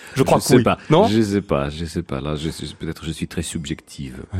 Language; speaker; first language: French; non-native, fluent; Russian